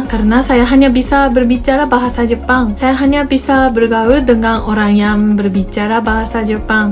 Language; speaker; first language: Indonesian; non-native, learner; Japanese